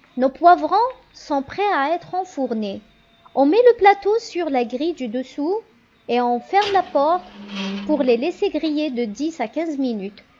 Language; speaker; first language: French; non-native, local second language; Kabyle